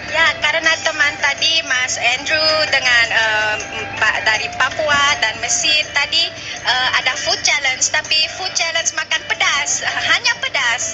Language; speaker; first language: Indonesian; non-native, learner; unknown